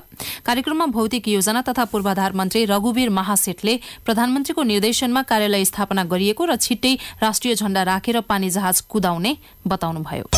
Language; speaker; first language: Nepali; native; Nepali